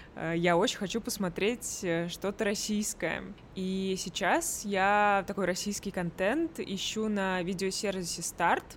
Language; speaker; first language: Russian; native; Russian